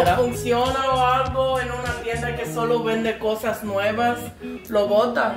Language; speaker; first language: Spanish; non-native, fluent; English